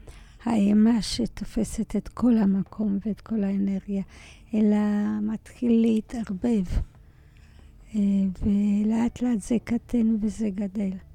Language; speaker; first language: Hebrew; early bilingual, other home language; Polish